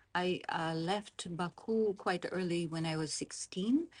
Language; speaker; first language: English; non-native, fluent; Azerbaijani